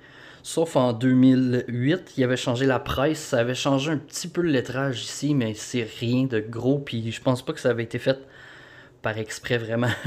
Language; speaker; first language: French; native; French